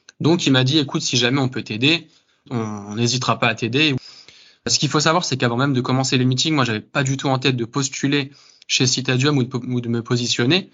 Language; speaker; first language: French; native; French